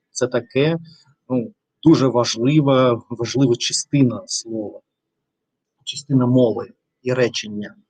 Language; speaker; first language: Ukrainian; non-native, learner; Russian